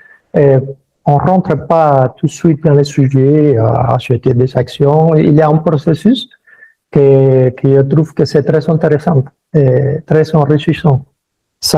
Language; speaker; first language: French; early bilingual, other home language; Spanish